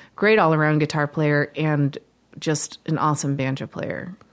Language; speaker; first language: English; native; English